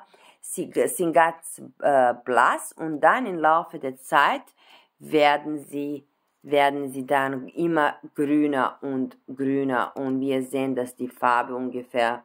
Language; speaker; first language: German; non-native, fluent; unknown